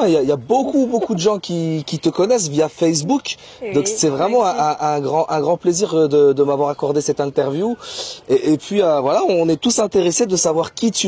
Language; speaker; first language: French; native; French